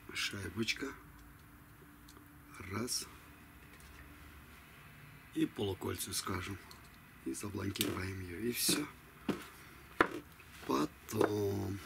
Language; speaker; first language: Russian; non-native, fluent; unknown